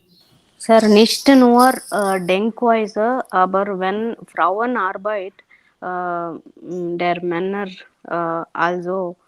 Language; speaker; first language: German; non-native, learner; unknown